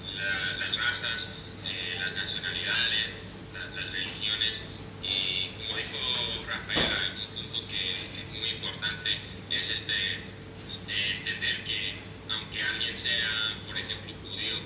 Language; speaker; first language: Spanish; non-native, fluent; English